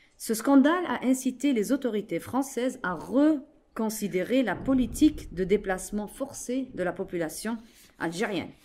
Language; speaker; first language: French; non-native, local second language; Arabic